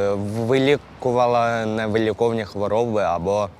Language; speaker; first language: Ukrainian; native; Ukrainian